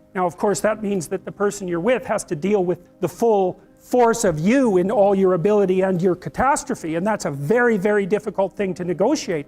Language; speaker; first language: English; native; English